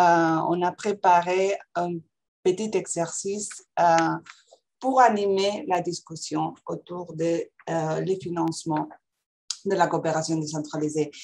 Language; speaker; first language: French; non-native, fluent; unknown